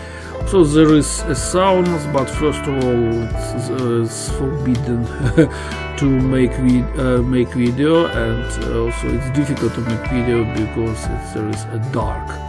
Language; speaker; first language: English; non-native, fluent; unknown